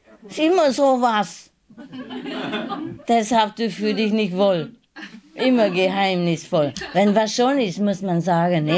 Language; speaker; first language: German; non-native, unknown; Vietnamese